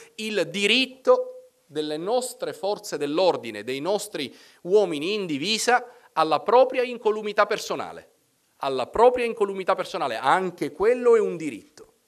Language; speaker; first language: Italian; native; Italian